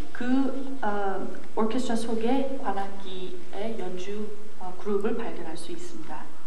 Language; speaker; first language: Korean; native; Korean